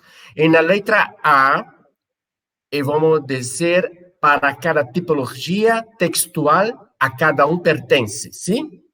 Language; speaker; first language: Spanish; non-native, fluent; Portuguese